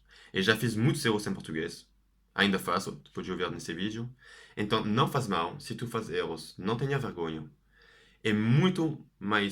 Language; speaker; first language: Portuguese; non-native, fluent; French